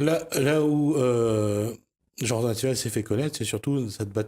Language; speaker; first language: French; native; French